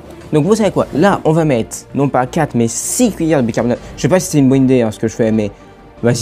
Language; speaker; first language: French; native; French